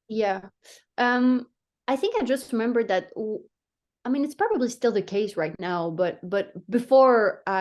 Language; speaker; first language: English; non-native, fluent; French